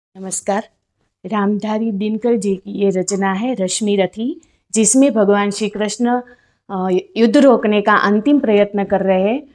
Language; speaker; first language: Hindi; non-native, local second language; Gujarati